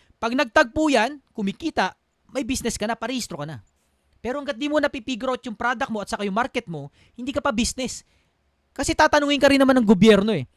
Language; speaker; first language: Filipino; native; Filipino